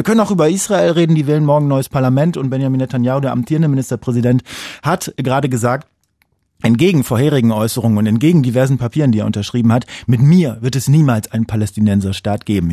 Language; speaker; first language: German; native; German